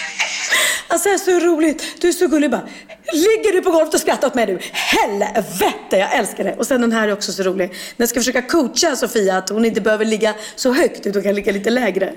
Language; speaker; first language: Swedish; native; Swedish